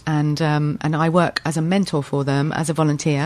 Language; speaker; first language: English; native; English